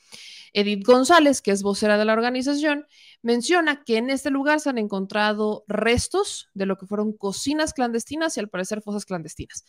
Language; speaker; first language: Spanish; native; Spanish